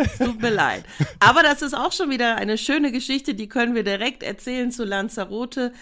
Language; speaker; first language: German; native; German